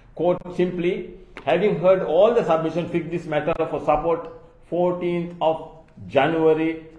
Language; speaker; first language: English; non-native, local second language; Sinhala